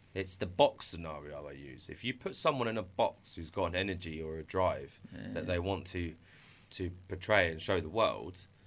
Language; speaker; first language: English; native; English